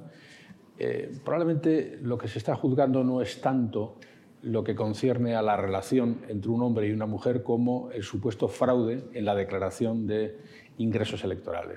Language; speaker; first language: Spanish; native; Spanish